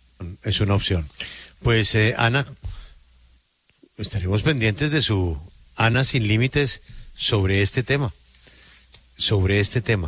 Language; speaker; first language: Spanish; native; Spanish